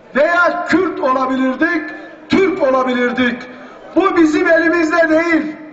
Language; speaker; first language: Turkish; native; Turkish